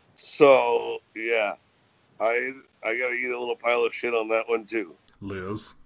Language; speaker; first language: English; native; English